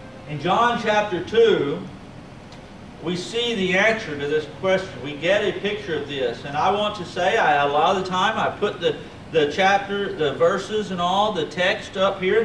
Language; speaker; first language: English; native; English